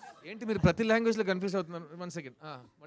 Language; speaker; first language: Telugu; non-native, local second language; Tamil